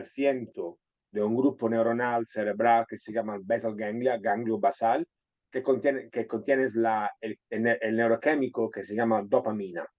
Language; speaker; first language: Spanish; non-native, fluent; Italian